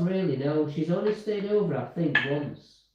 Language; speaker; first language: English; native; English